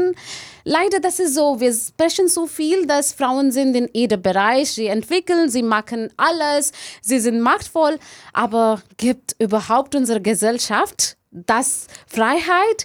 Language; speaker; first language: German; non-native, learner; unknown